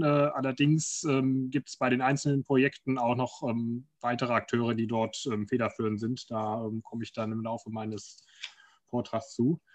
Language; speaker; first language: German; native; German